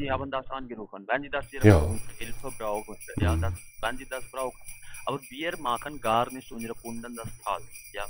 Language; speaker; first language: German; non-native, learner; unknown